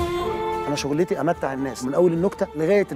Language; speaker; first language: Arabic; native; Arabic